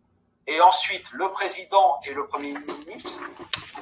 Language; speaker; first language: French; native; French